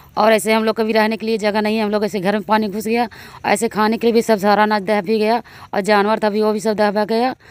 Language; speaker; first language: Hindi; native; Hindi